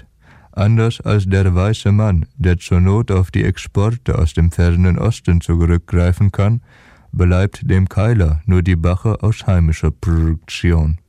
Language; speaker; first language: German; native; German